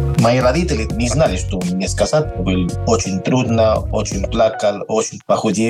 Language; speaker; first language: Russian; non-native, learner; Spanish